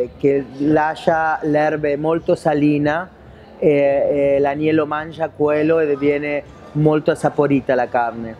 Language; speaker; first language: Italian; non-native, fluent; Spanish